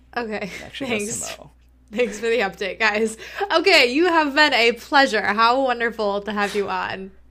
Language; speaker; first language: English; native; English